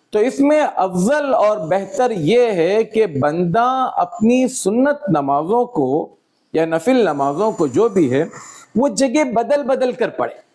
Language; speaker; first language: Urdu; native; Urdu